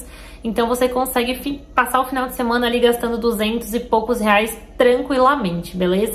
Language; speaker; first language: Portuguese; native; Portuguese